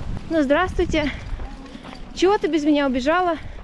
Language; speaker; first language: Russian; native; Russian